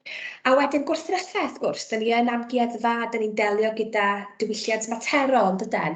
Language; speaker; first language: Welsh; native; Welsh